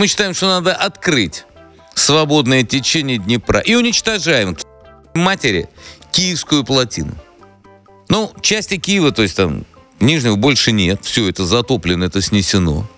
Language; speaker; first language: Russian; native; Russian